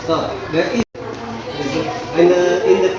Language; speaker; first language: English; non-native, learner; Indonesian